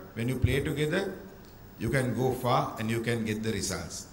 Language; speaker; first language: English; non-native, local second language; Sinhala